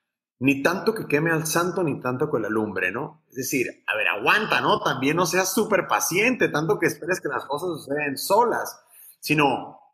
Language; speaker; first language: Spanish; native; Spanish